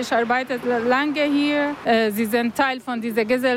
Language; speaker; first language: German; non-native, learner; Arabic